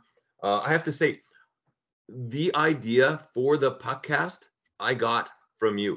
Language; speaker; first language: English; native; English